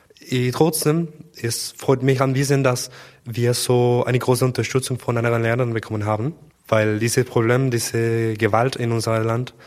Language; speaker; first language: German; non-native, learner; Spanish